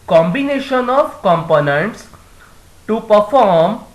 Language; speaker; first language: English; non-native, local second language; Gujarati